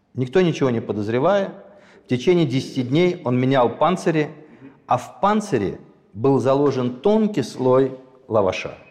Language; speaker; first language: Russian; native; Russian